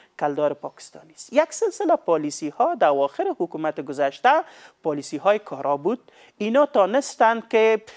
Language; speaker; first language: Persian; native; Persian